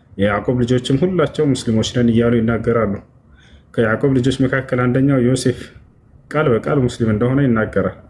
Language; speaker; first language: Amharic; native; Amharic